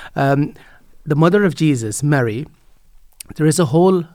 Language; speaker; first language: English; non-native, fluent; Dutch